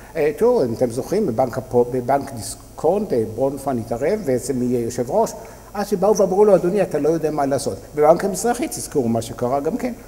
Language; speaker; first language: Hebrew; native; Hebrew